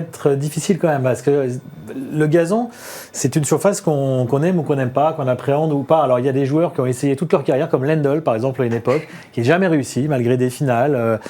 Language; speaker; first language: French; native; French